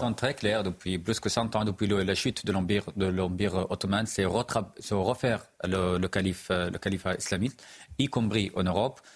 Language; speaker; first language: French; non-native, fluent; Arabic